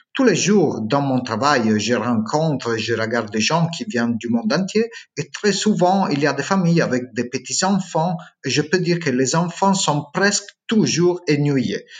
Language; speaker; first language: French; non-native, learner; Italian